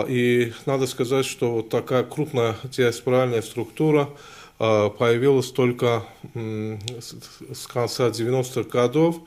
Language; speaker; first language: Russian; non-native, local second language; Azerbaijani